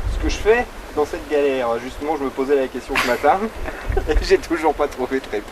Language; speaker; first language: French; native; French